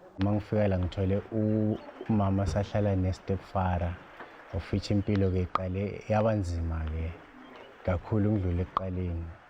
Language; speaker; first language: Zulu; native; Zulu